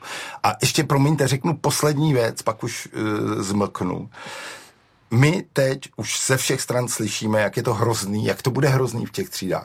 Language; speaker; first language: Czech; native; Czech